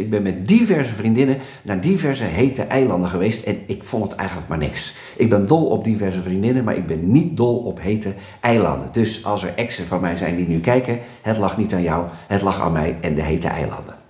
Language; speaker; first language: Dutch; native; Dutch